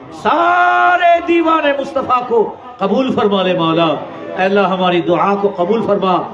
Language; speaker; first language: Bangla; non-native, local second language; Urdu